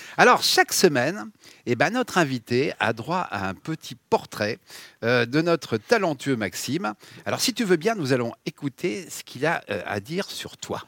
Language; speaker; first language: French; native; French